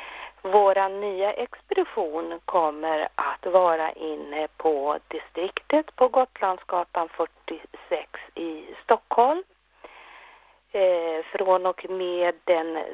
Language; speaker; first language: Swedish; native; Swedish